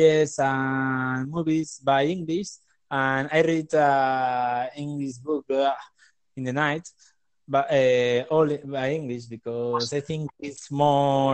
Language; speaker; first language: English; non-native, learner; Spanish